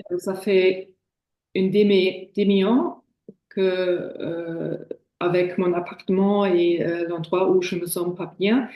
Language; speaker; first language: French; non-native, fluent; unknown